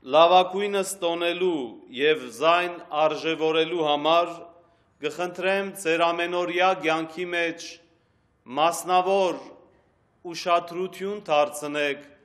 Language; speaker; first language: Armenian; early bilingual, heritage; Armenian